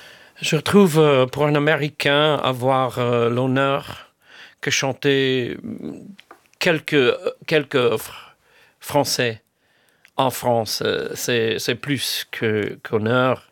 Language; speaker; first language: French; non-native, fluent; English